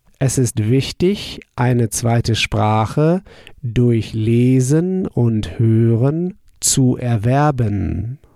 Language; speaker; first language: German; non-native, fluent; English